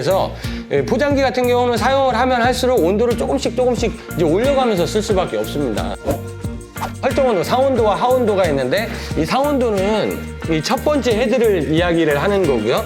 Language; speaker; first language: Korean; native; Korean